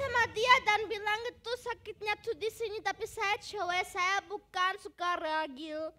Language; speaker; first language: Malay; non-native, learner; German